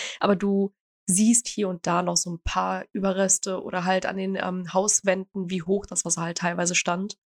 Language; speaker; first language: German; early bilingual, other home language; Croatian